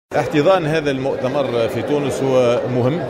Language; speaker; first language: Arabic; native; Arabic